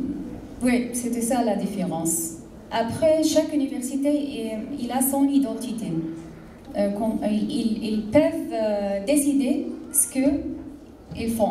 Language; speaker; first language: French; non-native, fluent; Arabic